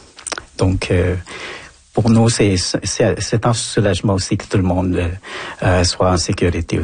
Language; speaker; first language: French; non-native, fluent; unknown